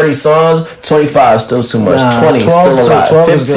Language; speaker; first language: English; early bilingual, other home language; French